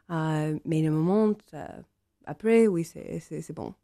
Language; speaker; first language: French; non-native, learner; English